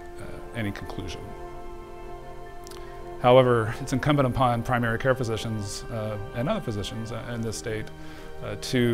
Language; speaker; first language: English; native; English